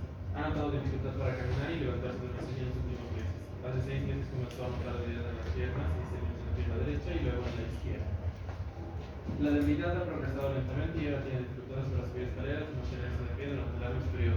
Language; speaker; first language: Spanish; native; Spanish